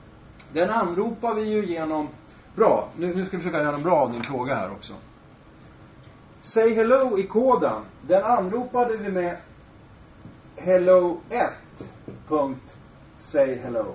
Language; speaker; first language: Swedish; native; Swedish